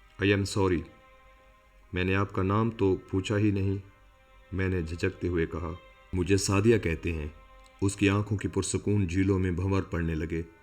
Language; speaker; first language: Urdu; non-native, local second language; Sindhi